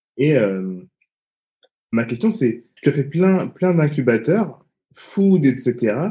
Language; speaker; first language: French; native; French